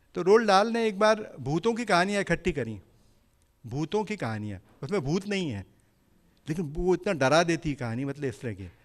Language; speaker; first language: Hindi; native; Hindi